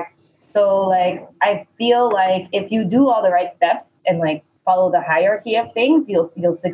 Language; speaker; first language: English; native; English